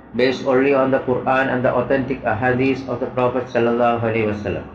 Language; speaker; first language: English; non-native, local second language; Malayalam